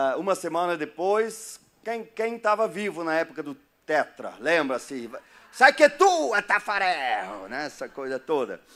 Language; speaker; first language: Portuguese; non-native, fluent; German